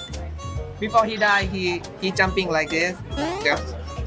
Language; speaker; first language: English; non-native, learner; Thai